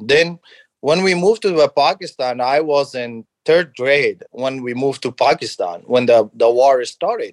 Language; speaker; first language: English; non-native, fluent; Persian